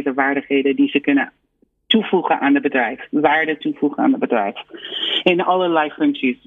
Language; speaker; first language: Dutch; non-native, fluent; English